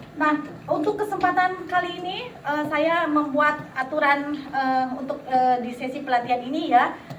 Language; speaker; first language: Indonesian; native; Indonesian